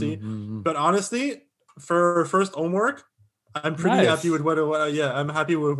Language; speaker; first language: English; non-native, fluent; French